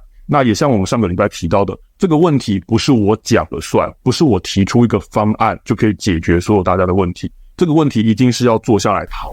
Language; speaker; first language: Chinese; native; Chinese